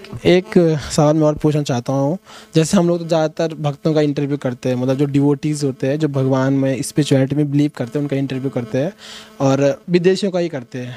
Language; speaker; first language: Hindi; native; Hindi